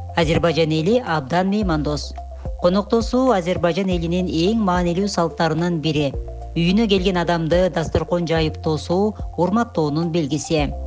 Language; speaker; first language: Kyrgyz; native; Kyrgyz